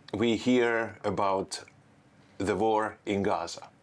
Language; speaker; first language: English; non-native, fluent; Finnish